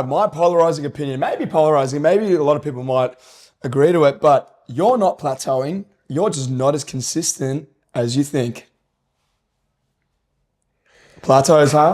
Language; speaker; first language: English; native; English